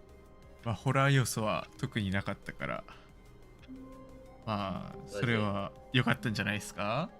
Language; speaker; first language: Japanese; native; Japanese